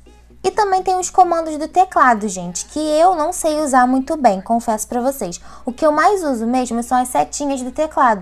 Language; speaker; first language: Portuguese; native; Portuguese